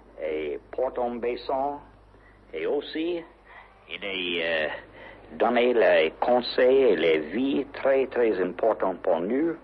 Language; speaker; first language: French; non-native, learner; English